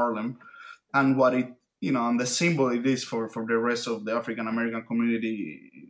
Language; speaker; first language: English; non-native, fluent; Spanish